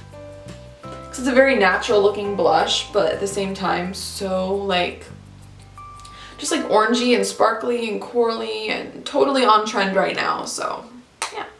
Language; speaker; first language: English; native; English